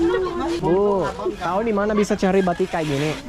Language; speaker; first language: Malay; non-native, learner; English